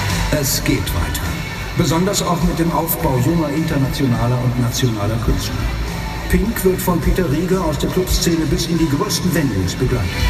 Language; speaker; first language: German; native; German